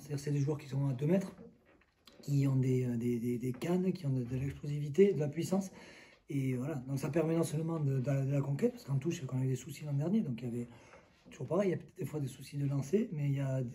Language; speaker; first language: French; native; French